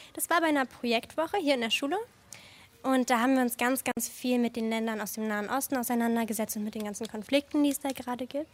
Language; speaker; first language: German; native; German